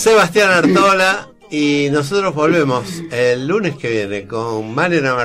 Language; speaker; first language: Spanish; native; Spanish